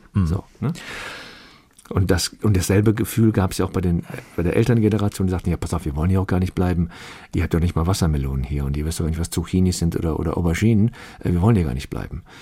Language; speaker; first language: German; early bilingual, other home language; Turkish